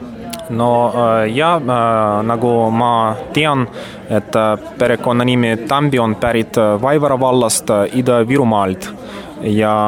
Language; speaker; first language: Estonian; non-native, learner; Russian